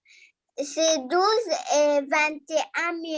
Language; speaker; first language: French; non-native, learner; Arabic